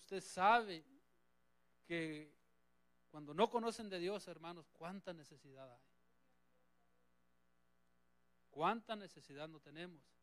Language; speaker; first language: Spanish; native; Spanish